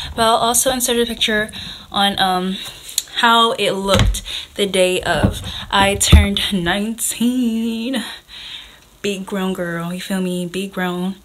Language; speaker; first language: English; native; English